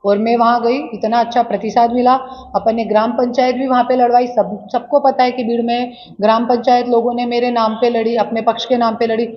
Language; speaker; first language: Hindi; non-native, local second language; Marathi